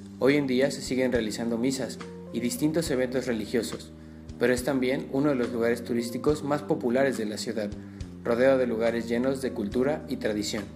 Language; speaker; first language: Spanish; native; Spanish